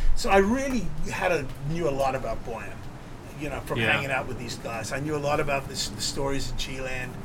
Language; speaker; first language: English; native; English